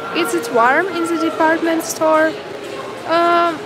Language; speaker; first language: English; non-native, learner; Russian